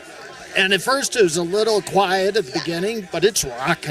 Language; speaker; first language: English; native; English